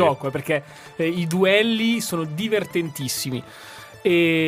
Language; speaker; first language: Italian; native; Italian